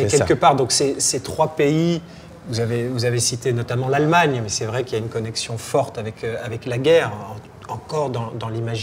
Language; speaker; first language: French; native; French